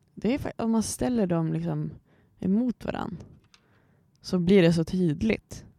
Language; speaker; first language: Swedish; native; Swedish